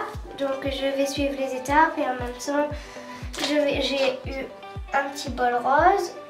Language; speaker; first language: French; native; French